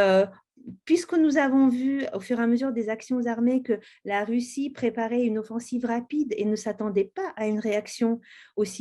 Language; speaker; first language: French; native; French